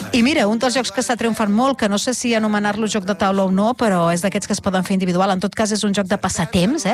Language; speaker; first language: Catalan; native; Catalan